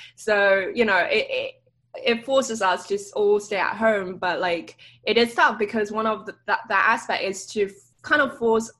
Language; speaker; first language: English; native; English